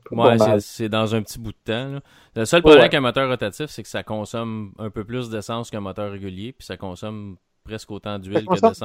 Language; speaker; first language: French; native; French